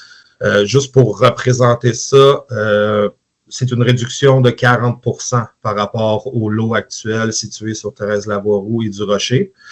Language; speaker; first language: French; native; French